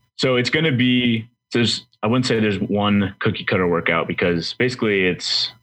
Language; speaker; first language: English; native; English